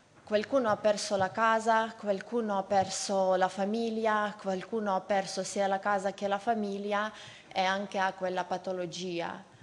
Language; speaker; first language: Italian; non-native, fluent; Ukrainian